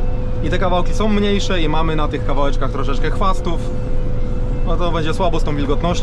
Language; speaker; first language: Polish; native; Polish